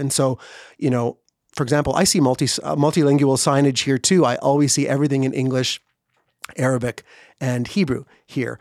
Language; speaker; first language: English; native; English